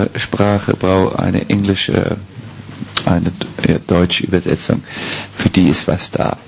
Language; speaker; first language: German; native; German